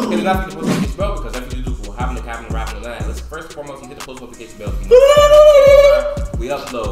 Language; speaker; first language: English; native; English